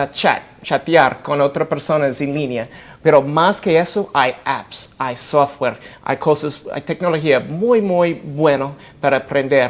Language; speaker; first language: Spanish; non-native, fluent; English